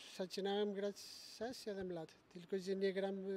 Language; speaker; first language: Polish; non-native, learner; Spanish